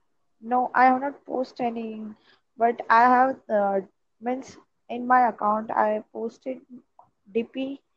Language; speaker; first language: English; non-native, learner; Gujarati